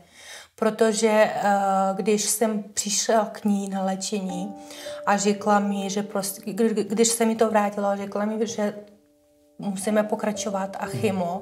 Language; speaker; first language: Czech; non-native, fluent; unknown